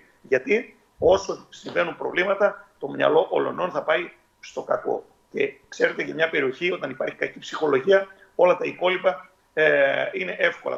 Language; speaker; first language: Greek; native; Greek